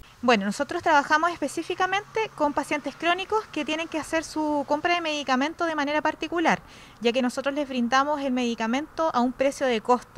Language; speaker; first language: Spanish; native; Spanish